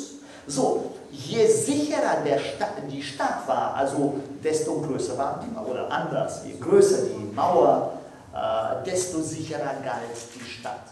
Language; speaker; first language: German; non-native, fluent; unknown